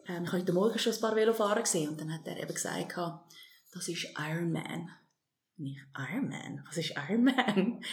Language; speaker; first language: German; early bilingual, heritage; German